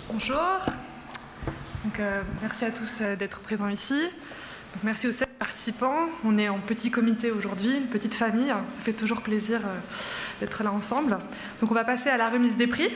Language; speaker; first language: French; native; French